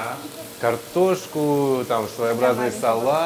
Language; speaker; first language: Russian; native; Russian